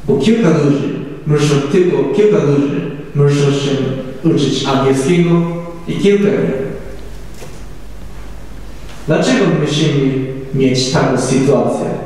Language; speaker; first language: Polish; non-native, learner; Japanese